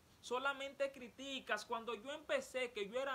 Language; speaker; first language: Spanish; native; Spanish